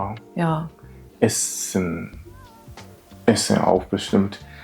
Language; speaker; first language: German; non-native, learner; Japanese